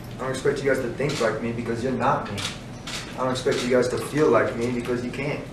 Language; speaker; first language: English; early bilingual, other home language; Spanish